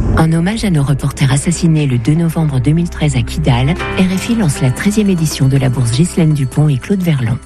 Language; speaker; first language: French; native; French